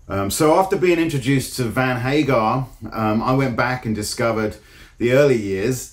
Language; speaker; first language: English; native; English